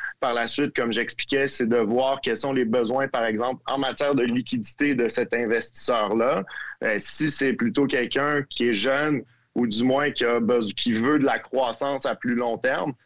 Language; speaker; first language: French; native; French